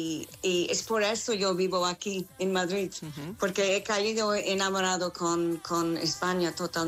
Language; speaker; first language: Spanish; non-native, fluent; English